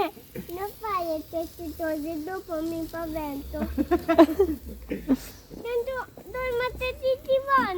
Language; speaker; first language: Italian; early bilingual, other home language; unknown